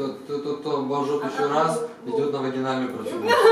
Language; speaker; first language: Russian; native; Russian